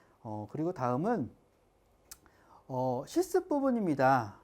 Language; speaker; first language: Korean; native; Korean